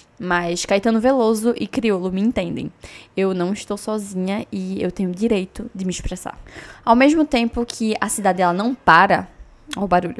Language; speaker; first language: Portuguese; native; Portuguese